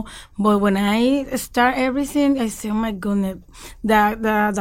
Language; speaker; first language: English; non-native, learner; Spanish